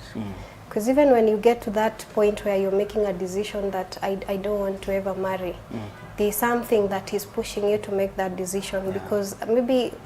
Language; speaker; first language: English; non-native, local second language; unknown